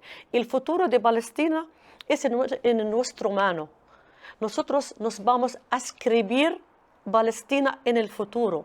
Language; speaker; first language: Spanish; non-native, learner; Arabic